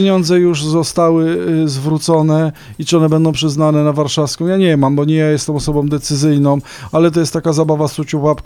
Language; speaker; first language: Polish; native; Polish